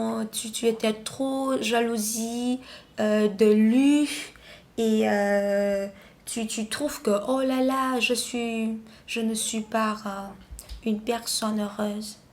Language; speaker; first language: French; non-native, learner; Vietnamese